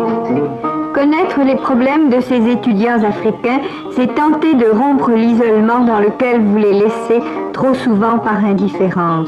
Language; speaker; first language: French; native; French